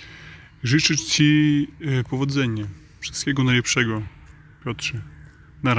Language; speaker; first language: Polish; non-native, learner; Belarusian